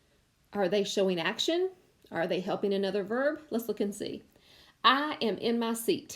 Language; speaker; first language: English; native; English